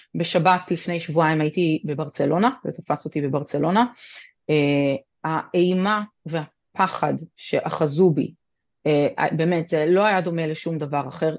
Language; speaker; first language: Hebrew; native; Hebrew